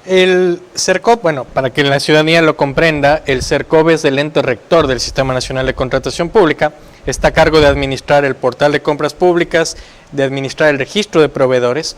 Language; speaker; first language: Spanish; native; Spanish